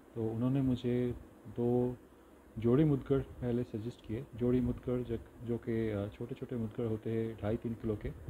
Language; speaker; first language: Hindi; non-native, local second language; Bangla